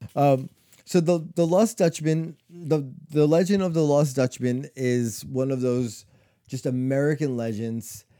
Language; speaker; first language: English; native; English